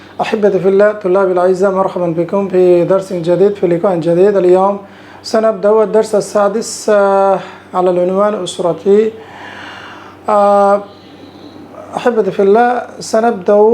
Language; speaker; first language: Arabic; non-native, fluent; Bangla